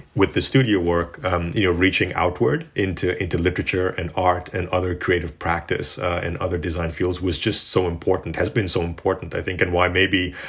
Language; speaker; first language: English; native; English